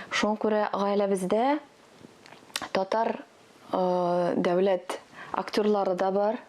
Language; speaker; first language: Tatar; non-native, local second language; Russian